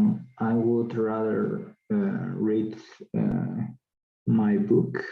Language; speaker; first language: English; non-native, learner; Spanish